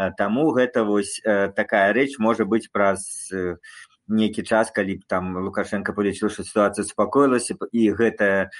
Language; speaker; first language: Belarusian; non-native, local second language; Russian